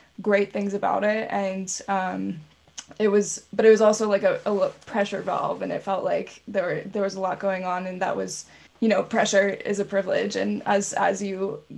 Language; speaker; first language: English; native; English